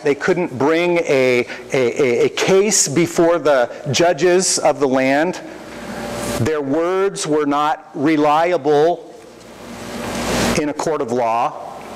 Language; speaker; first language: English; native; English